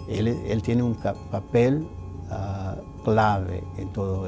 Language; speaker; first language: Spanish; non-native, fluent; Persian